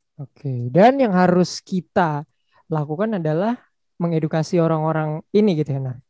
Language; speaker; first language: Indonesian; native; Indonesian